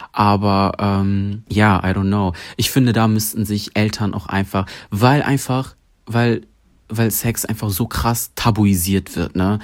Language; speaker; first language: German; early bilingual, other home language; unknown